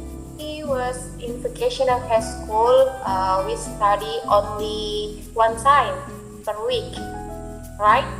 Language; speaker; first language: English; non-native, learner; Indonesian